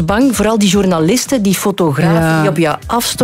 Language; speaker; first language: Dutch; native; Dutch